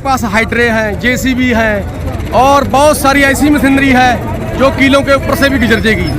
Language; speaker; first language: Hindi; non-native, local second language; Punjabi